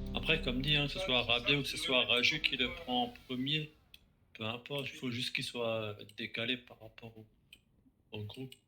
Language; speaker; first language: French; native; French